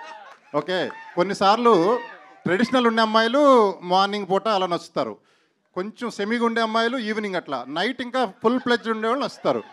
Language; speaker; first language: Telugu; native; Telugu